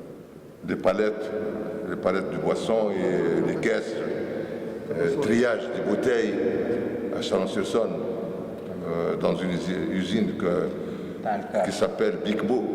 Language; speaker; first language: French; non-native, learner; Arabic